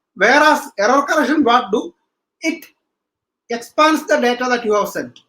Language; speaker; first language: English; non-native, local second language; Malayalam